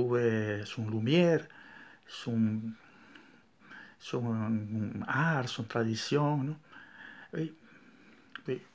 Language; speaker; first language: French; non-native, learner; Spanish